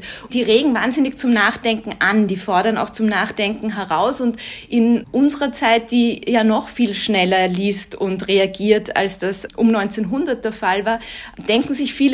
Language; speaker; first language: German; native; German